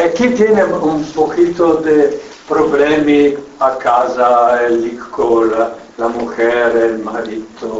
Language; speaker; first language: Spanish; non-native, learner; Italian